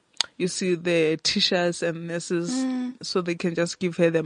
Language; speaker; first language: English; non-native, local second language; Northern Sotho